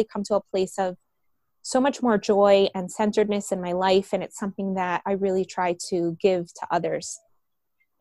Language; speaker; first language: English; early bilingual, other home language; Spanish